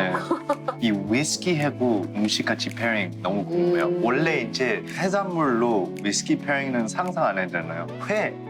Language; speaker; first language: Korean; early bilingual, heritage; English